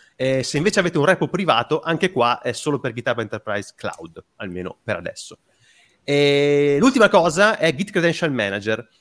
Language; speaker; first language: Italian; native; Italian